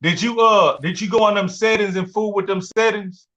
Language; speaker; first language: English; native; English